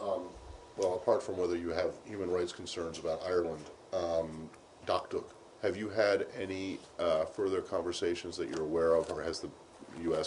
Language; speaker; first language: English; native; English